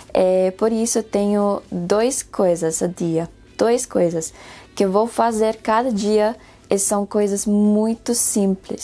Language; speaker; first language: Portuguese; non-native, fluent; Spanish